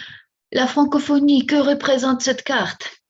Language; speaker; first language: French; non-native, fluent; Spanish